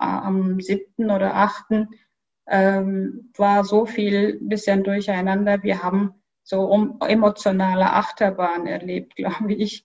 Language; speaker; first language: German; non-native, fluent; Kyrgyz